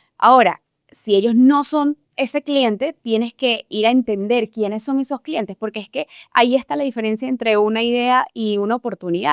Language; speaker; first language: Spanish; native; Spanish